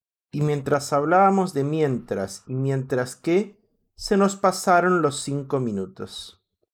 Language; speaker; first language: Spanish; native; Spanish